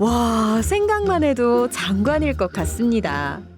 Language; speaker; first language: Korean; native; Korean